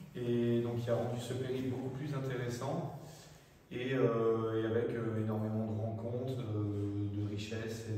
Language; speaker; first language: French; native; French